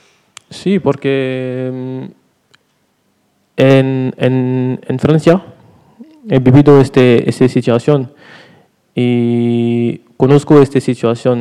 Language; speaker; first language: Spanish; non-native, learner; French